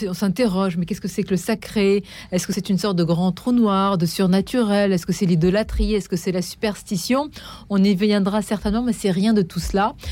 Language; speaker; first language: French; non-native, local second language; Arabic